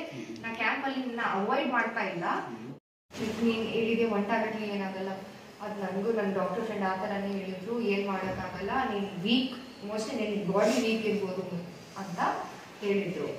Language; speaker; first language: Kannada; non-native, local second language; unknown